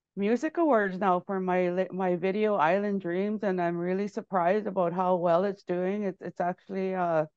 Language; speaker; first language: English; native; English